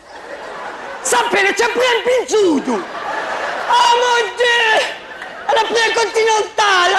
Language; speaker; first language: French; native; French